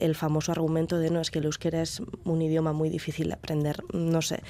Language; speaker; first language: Spanish; non-native, local second language; Basque